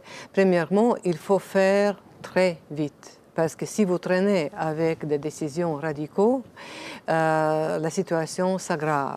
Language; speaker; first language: French; non-native, fluent; Latvian